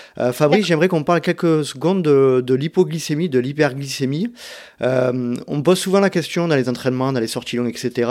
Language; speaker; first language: French; native; French